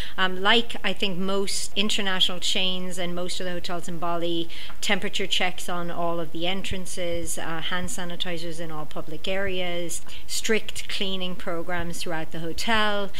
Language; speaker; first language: English; native; English